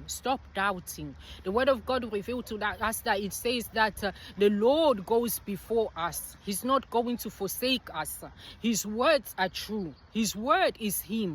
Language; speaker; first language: English; non-native, fluent; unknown